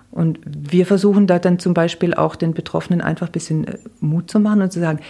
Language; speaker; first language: German; native; German